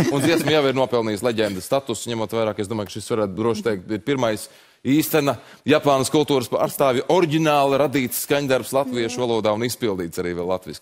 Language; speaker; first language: Latvian; native; Latvian